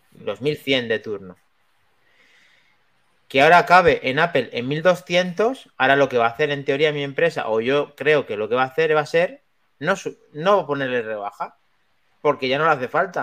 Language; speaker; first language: Spanish; native; Spanish